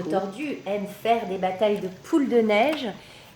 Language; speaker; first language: French; native; French